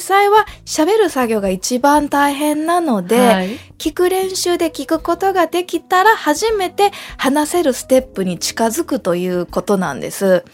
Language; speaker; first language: Japanese; native; Japanese